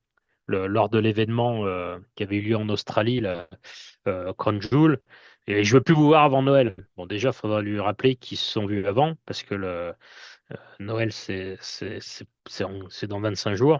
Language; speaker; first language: French; native; French